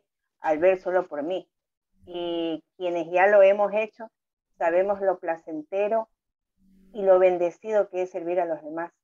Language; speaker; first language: Spanish; native; Spanish